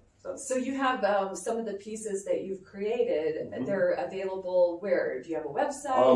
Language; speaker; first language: English; native; English